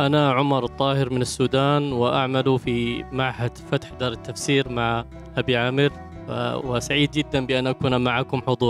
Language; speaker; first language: Arabic; native; Arabic